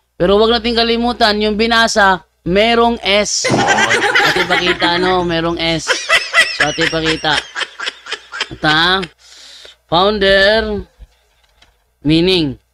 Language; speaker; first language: Filipino; native; Filipino